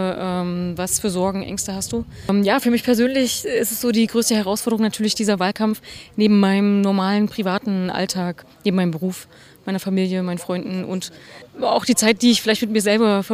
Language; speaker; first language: German; native; German